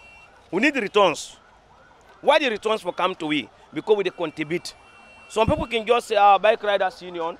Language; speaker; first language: English; non-native, local second language; Krio